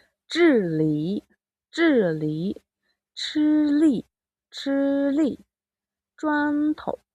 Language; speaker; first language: Chinese; non-native, fluent; Mongolian